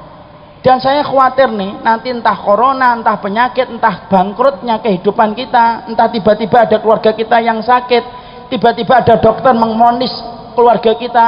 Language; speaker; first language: Indonesian; native; Indonesian